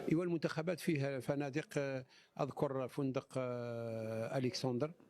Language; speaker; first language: Arabic; native; Arabic